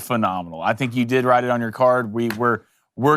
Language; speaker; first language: English; native; English